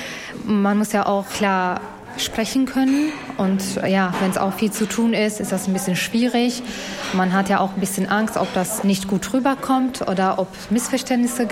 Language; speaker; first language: German; non-native, fluent; Albanian